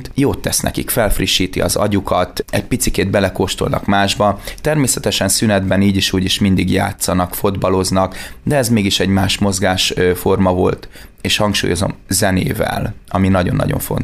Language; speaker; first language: Hungarian; native; Hungarian